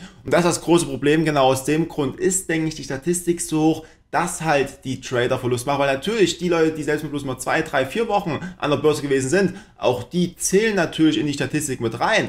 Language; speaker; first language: German; native; German